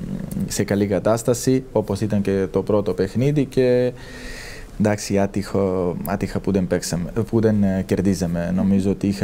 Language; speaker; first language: Greek; non-native, fluent; Serbian